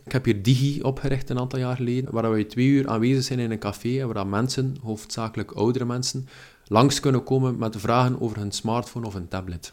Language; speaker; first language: Dutch; native; Dutch